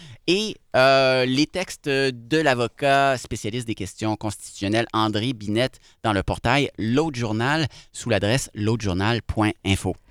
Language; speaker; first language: French; native; French